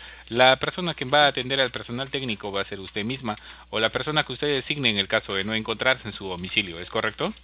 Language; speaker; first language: Spanish; native; Spanish